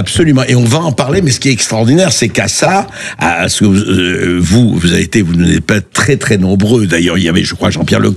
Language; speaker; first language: French; native; French